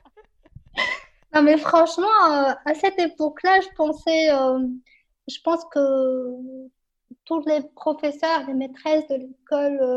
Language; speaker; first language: French; non-native, local second language; Arabic